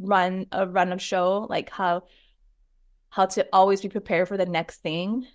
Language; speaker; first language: English; native; English